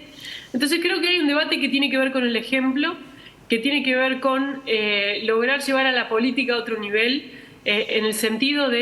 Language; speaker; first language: Spanish; native; Spanish